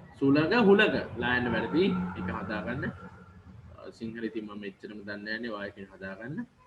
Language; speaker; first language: Sinhala; native; Sinhala